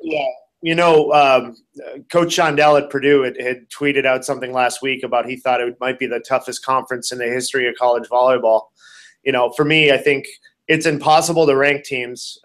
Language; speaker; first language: English; native; English